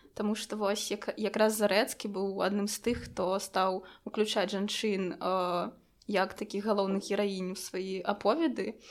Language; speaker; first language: Belarusian; non-native, local second language; Russian